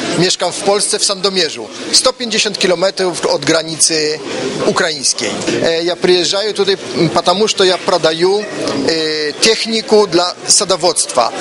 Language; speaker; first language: Polish; non-native, learner; Ukrainian